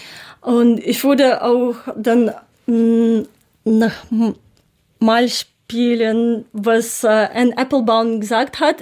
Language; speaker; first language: German; non-native, learner; Ukrainian